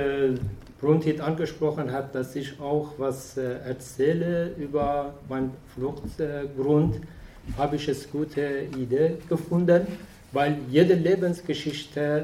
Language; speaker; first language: German; non-native, fluent; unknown